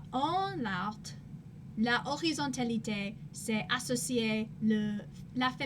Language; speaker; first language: French; non-native, learner; English